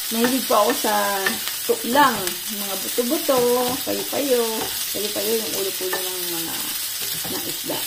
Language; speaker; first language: Filipino; native; Filipino